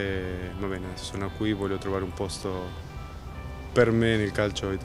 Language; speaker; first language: Italian; non-native, fluent; Spanish